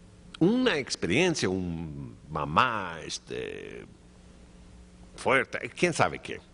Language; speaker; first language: Spanish; non-native, fluent; English